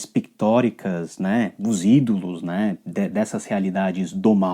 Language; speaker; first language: Portuguese; native; Portuguese